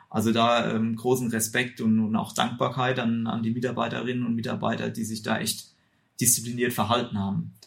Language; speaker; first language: German; native; German